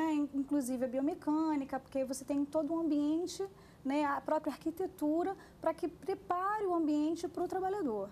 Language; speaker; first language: Portuguese; native; Portuguese